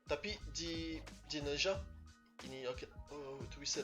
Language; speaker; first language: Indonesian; non-native, learner; French